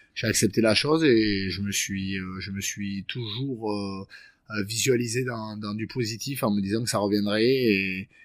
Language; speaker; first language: French; native; French